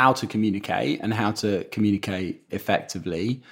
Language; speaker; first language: English; native; English